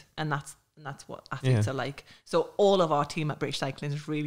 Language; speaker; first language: English; native; English